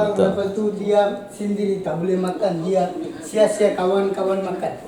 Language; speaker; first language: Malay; non-native, learner; Bangla